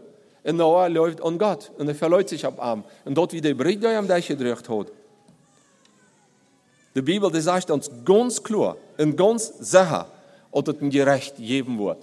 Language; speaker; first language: German; non-native, learner; Plautdietsch